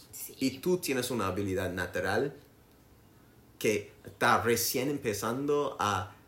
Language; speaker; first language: Spanish; non-native, learner; English